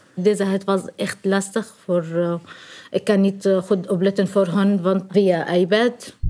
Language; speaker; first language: Dutch; non-native, fluent; Arabic